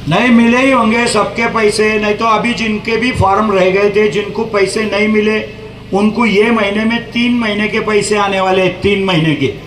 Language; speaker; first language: Hindi; non-native, local second language; Marathi